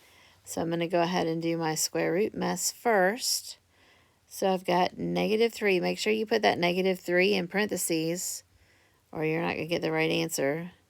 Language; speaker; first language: English; native; English